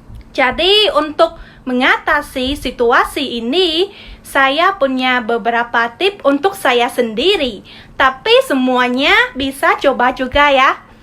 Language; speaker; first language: Indonesian; non-native, learner; Khmer